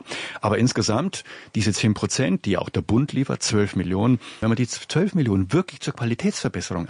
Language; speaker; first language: German; native; German